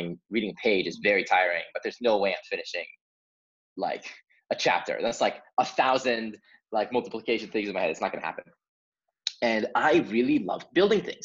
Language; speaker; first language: English; early bilingual, other home language; Hebrew